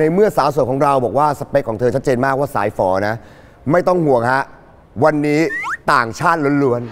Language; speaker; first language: Thai; native; Thai